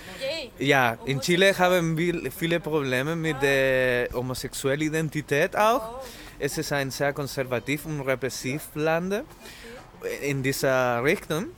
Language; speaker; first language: German; non-native, learner; Spanish